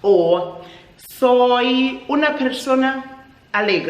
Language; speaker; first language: Spanish; non-native, fluent; English